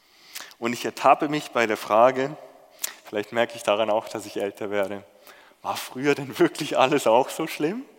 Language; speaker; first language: German; native; German